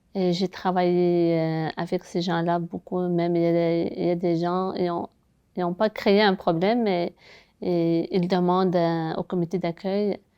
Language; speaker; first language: French; non-native, local second language; Arabic